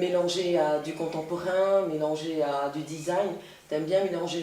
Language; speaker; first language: French; native; French